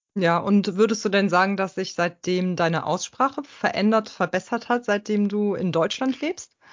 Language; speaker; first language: German; native; German